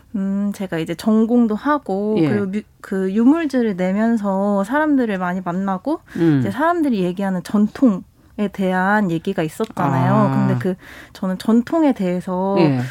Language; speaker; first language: Korean; native; Korean